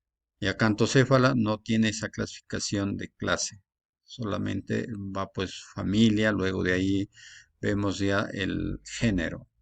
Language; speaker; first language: Spanish; native; Spanish